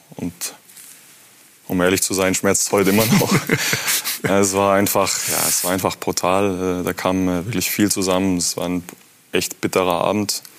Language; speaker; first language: German; native; German